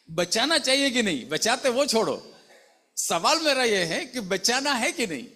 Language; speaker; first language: Hindi; non-native, local second language; Malayalam